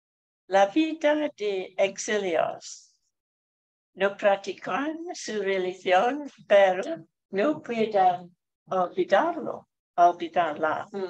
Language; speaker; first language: Spanish; non-native, fluent; English